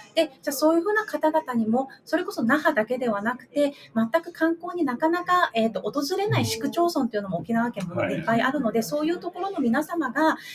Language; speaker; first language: Japanese; native; Japanese